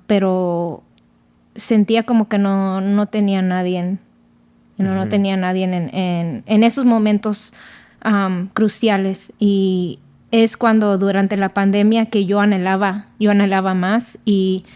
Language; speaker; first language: Spanish; early bilingual, other home language; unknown